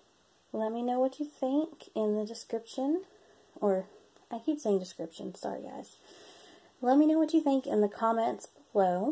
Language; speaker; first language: English; native; English